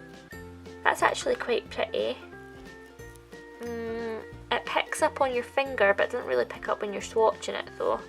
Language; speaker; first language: English; native; English